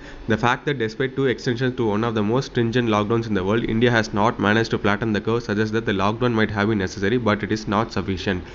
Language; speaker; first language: English; non-native, local second language; Tamil